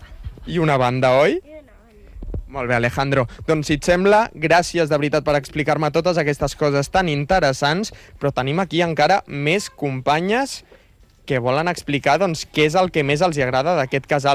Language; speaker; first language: Catalan; native; Catalan